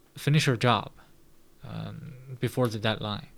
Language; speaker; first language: English; non-native, fluent; Chinese